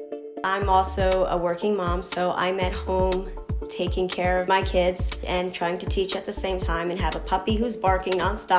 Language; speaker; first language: English; native; English